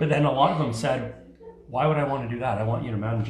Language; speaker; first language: English; native; English